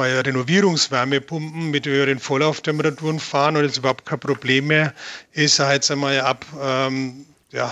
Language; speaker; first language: German; native; German